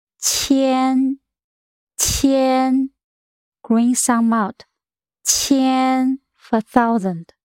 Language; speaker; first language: English; non-native, fluent; Chinese